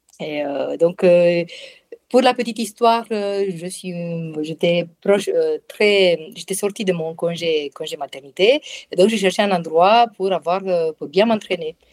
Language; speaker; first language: French; non-native, fluent; Romanian